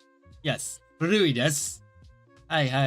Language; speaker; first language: Japanese; non-native, learner; English